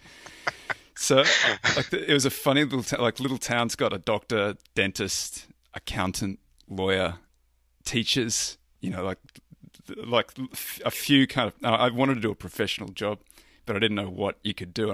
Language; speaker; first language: English; native; English